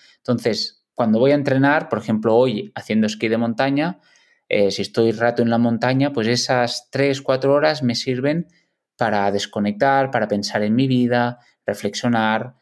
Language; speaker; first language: Spanish; non-native, local second language; Catalan